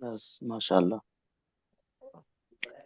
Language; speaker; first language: English; non-native, learner; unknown